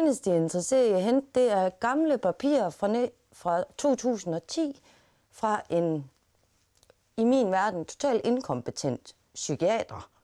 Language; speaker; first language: Danish; native; Danish